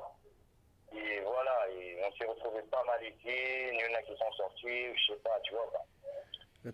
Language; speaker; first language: French; non-native, local second language; Arabic